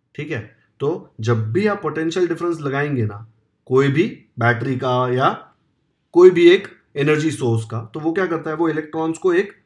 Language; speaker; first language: Hindi; non-native, local second language; Marathi